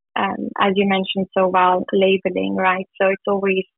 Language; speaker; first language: English; non-native, fluent; German